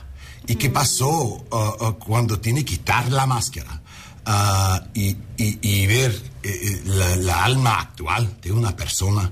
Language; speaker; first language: Spanish; non-native, learner; English